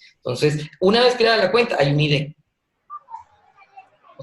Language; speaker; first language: Spanish; native; Spanish